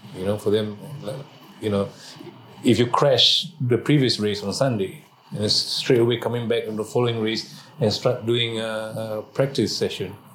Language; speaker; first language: English; non-native, local second language; Malay